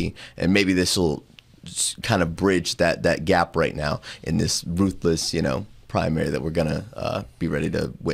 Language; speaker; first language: English; native; English